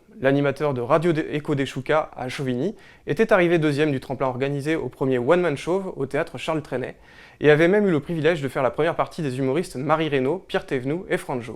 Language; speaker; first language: French; native; French